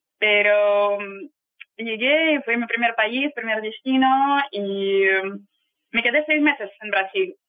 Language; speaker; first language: Spanish; non-native, fluent; Russian